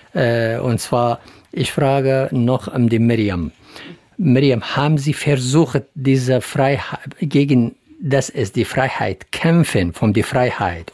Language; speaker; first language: German; non-native, learner; Central Kurdish